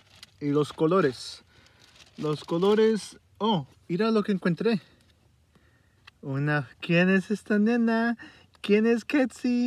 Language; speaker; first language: Spanish; early bilingual, heritage; Spanish